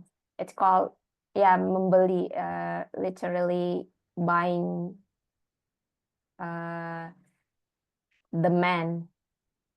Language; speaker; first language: English; non-native, learner; Indonesian